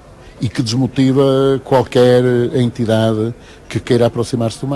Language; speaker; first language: Portuguese; native; Portuguese